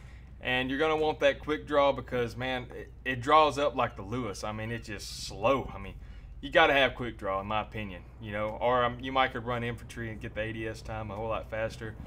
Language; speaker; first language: English; native; English